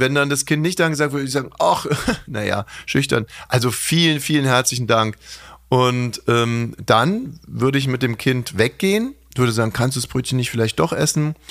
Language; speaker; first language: German; native; German